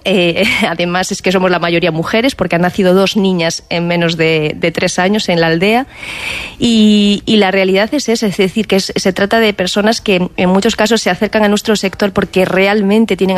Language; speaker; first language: Spanish; native; Spanish